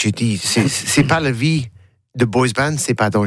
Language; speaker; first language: French; non-native, learner; English